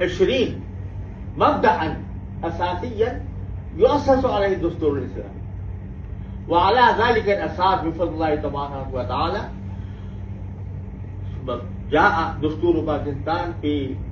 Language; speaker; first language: Arabic; non-native, fluent; Urdu